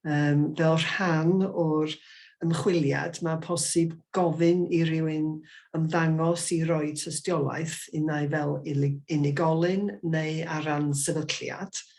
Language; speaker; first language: Welsh; native; Welsh